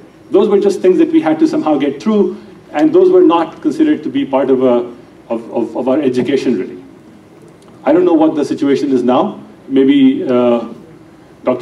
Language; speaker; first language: English; non-native, local second language; Urdu